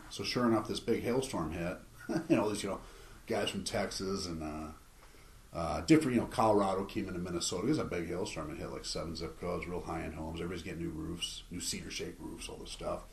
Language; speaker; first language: English; native; English